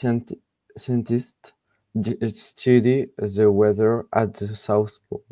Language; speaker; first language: English; non-native, learner; French